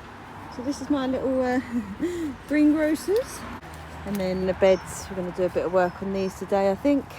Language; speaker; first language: English; native; English